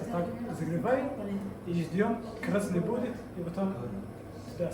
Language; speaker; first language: Russian; non-native, learner; Somali